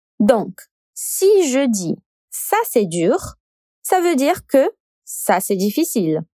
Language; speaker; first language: French; non-native, fluent; Portuguese